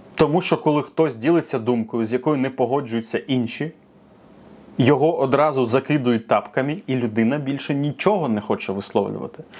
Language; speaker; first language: Ukrainian; non-native, local second language; Russian